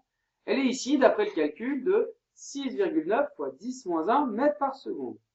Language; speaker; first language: French; native; French